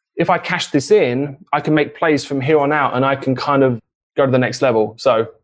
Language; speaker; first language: English; native; English